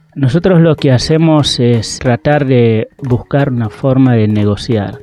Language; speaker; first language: Spanish; non-native, fluent; Wolof